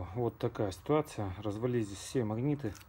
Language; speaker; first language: Russian; native; Russian